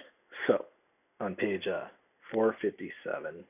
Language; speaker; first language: English; native; English